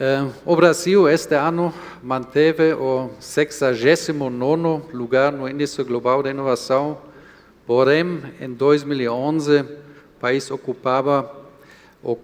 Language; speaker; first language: Portuguese; non-native, fluent; German